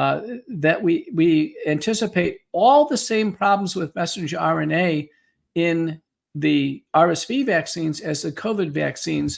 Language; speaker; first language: English; native; English